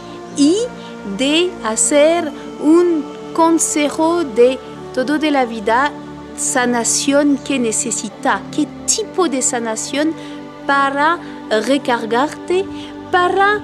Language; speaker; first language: Spanish; non-native, learner; French